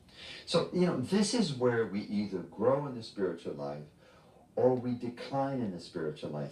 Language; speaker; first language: English; native; English